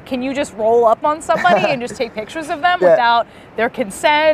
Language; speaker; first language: English; native; English